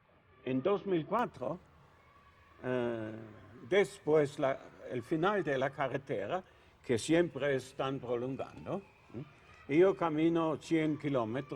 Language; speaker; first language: Spanish; non-native, learner; Italian